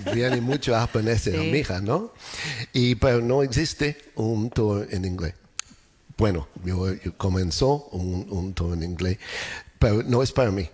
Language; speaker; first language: Spanish; non-native, learner; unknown